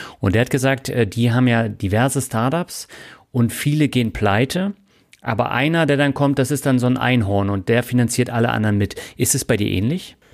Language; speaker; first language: German; native; German